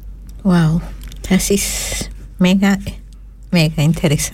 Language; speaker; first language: German; non-native, learner; Spanish